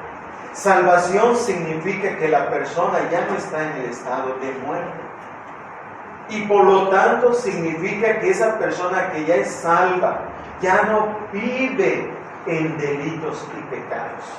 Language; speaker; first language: Spanish; native; Spanish